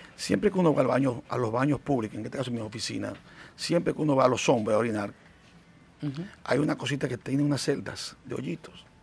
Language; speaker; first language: Spanish; native; Spanish